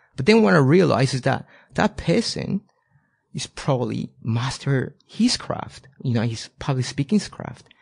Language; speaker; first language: English; non-native, fluent; Spanish